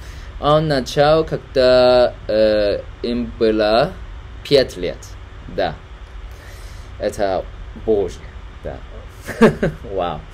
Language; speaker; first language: Russian; non-native, learner; Chinese